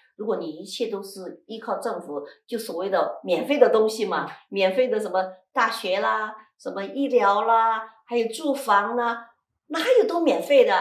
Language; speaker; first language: Chinese; native; Chinese